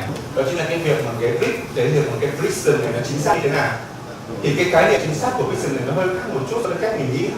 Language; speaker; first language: Vietnamese; native; Vietnamese